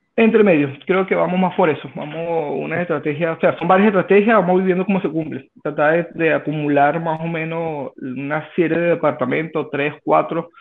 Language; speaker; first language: Spanish; native; Spanish